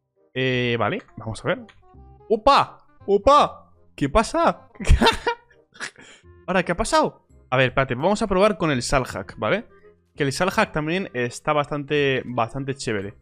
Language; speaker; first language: Spanish; native; Spanish